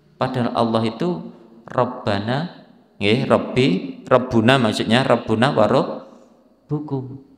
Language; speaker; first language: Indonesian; native; Indonesian